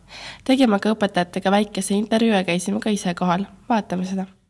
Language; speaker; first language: Estonian; native; Estonian